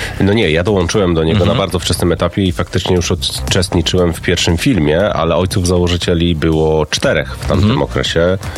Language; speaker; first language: Polish; native; Polish